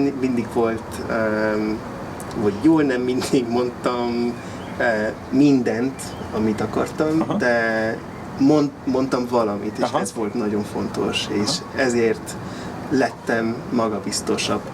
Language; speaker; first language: Hungarian; non-native, learner; English